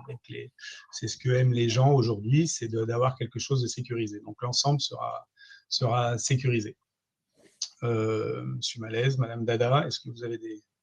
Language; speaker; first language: French; native; French